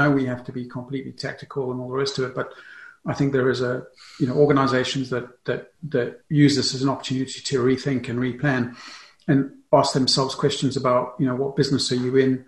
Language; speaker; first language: English; native; English